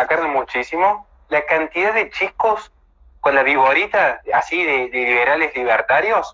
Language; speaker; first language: Spanish; native; Spanish